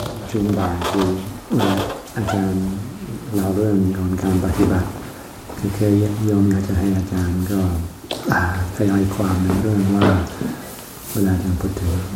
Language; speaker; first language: Thai; native; Thai